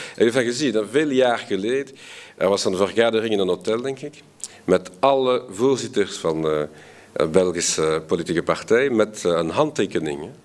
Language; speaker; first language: Dutch; non-native, local second language; French